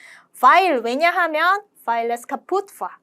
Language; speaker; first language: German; non-native, fluent; Korean